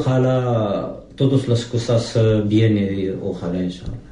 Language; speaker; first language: Spanish; non-native, learner; Arabic